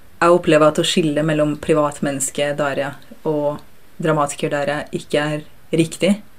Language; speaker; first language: Norwegian; early bilingual, other home language; Russian